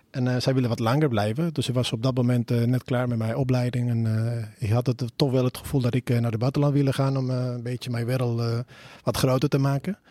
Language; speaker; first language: Dutch; non-native, fluent; Spanish